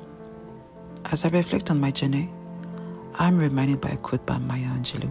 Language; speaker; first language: English; non-native, fluent; French